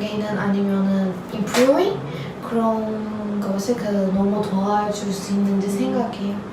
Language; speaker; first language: Korean; non-native, learner; Turkish